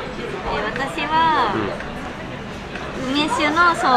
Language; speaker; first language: English; non-native, learner; Japanese